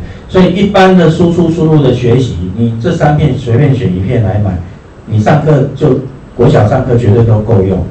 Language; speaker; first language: Chinese; native; Chinese